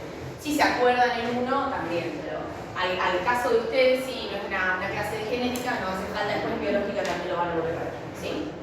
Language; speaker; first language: Spanish; native; Spanish